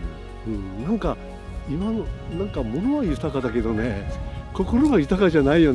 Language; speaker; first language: Japanese; native; Japanese